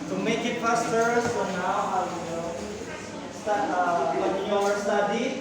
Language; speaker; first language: English; non-native, learner; Indonesian